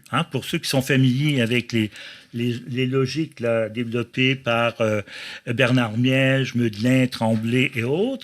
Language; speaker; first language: French; native; French